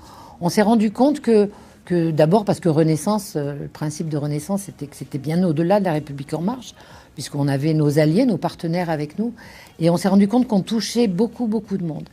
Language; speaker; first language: French; native; French